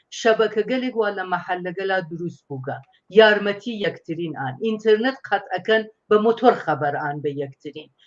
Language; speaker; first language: Central Kurdish; non-native, local second language; Persian